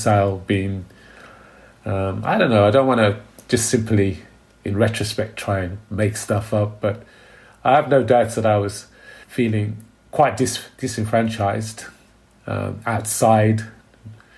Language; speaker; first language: English; native; English